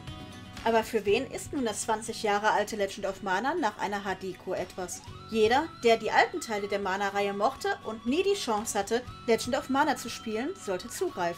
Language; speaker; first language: German; native; German